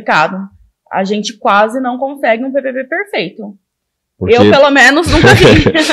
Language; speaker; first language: Portuguese; native; Portuguese